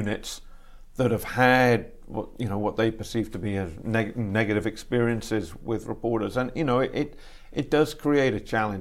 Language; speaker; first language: English; native; English